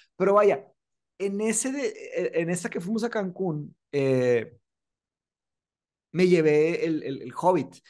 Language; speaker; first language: Spanish; native; Spanish